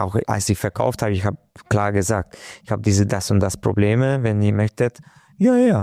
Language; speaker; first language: German; non-native, local second language; Hungarian